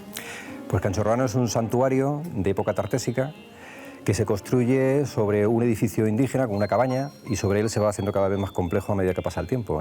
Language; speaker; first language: Spanish; native; Spanish